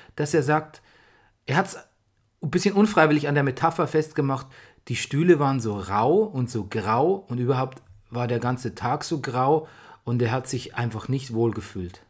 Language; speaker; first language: German; native; German